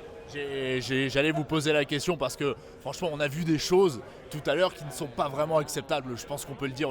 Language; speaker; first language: French; native; French